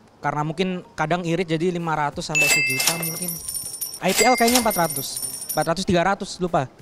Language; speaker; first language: Indonesian; native; Indonesian